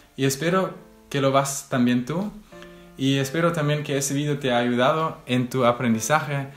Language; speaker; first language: Spanish; non-native, fluent; German